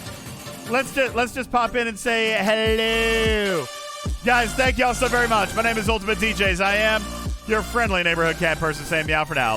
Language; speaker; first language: English; native; English